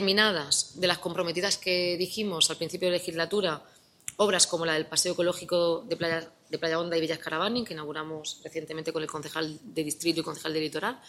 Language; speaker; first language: Spanish; native; Spanish